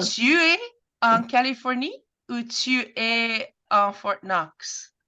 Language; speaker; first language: French; non-native, fluent; English